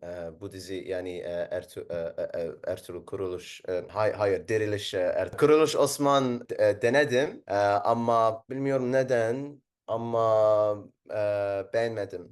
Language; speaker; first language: Turkish; non-native, learner; Arabic